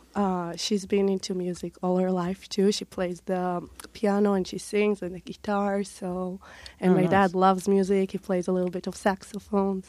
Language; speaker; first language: English; non-native, fluent; Hebrew